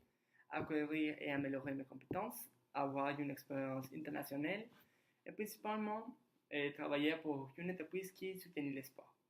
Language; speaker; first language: French; non-native, learner; Spanish